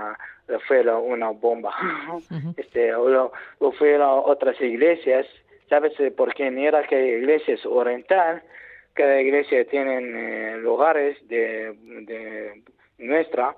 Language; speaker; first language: Spanish; non-native, learner; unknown